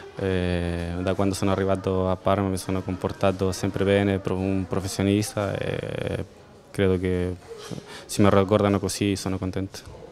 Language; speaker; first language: Italian; non-native, fluent; Spanish